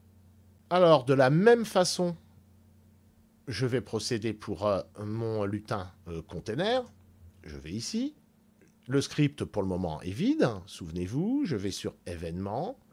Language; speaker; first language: French; native; French